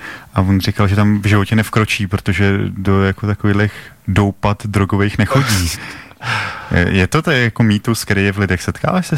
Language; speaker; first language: Czech; native; Czech